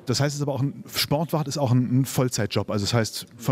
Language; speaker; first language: German; native; German